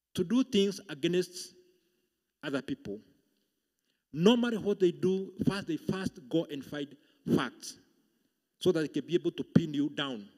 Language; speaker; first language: English; non-native, local second language; Swahili